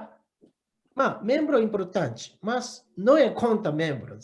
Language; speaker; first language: Portuguese; non-native, learner; Japanese